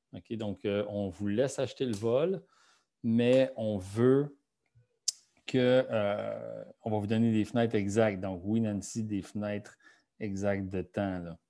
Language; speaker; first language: French; native; French